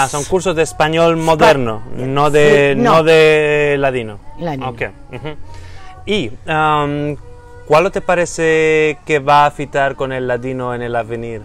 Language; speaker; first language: Spanish; non-native, fluent; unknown